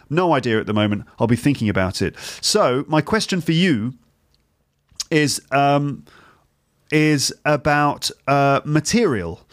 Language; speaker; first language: English; native; English